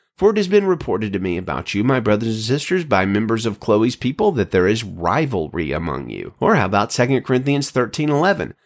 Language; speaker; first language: English; native; English